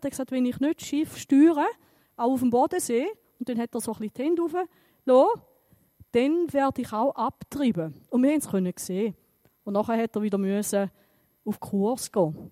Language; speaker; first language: German; native; German